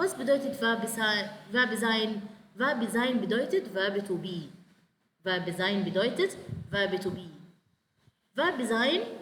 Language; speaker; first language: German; non-native, fluent; Arabic